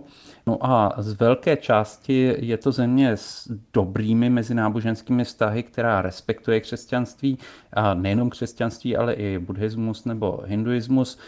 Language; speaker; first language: Czech; native; Czech